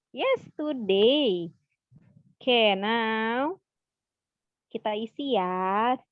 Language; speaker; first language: English; non-native, fluent; Indonesian